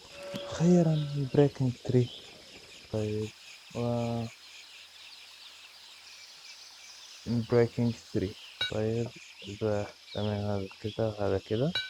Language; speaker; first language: Arabic; native; Arabic